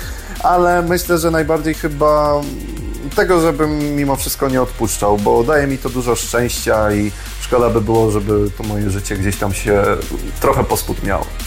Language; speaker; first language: Polish; native; Polish